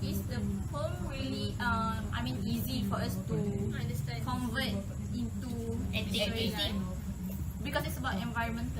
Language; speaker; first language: English; non-native, local second language; Malay